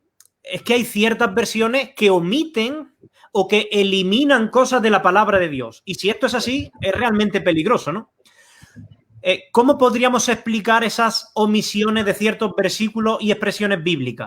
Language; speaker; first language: Spanish; native; Spanish